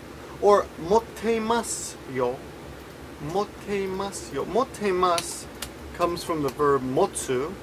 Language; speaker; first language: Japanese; non-native, fluent; English